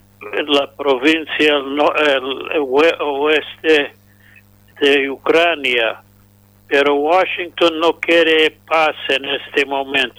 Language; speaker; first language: Spanish; non-native, fluent; English